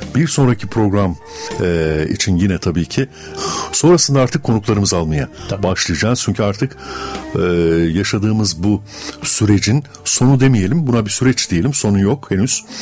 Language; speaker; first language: Turkish; native; Turkish